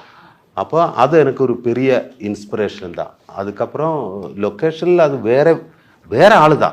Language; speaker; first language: Tamil; non-native, learner; Malayalam